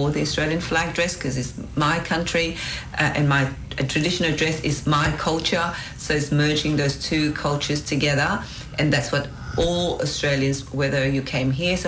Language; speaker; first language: English; non-native, local second language; Vietnamese